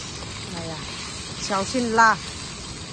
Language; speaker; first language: Chinese; non-native, learner; Nepali